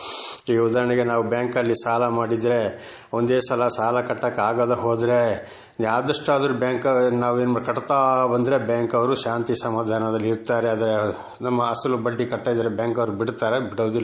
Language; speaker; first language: Kannada; native; Kannada